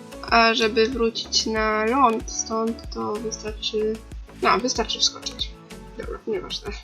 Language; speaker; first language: Polish; native; Polish